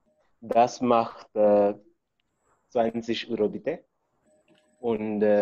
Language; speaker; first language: German; non-native, learner; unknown